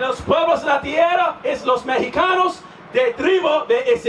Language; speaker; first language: Spanish; non-native, learner; English